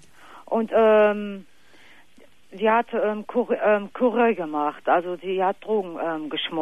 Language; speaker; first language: German; non-native, fluent; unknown